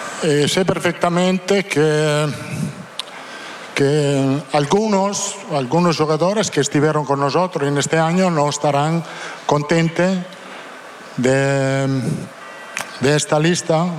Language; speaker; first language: Portuguese; non-native, fluent; Italian